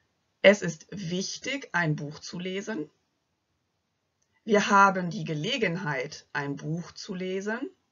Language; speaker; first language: German; non-native, fluent; French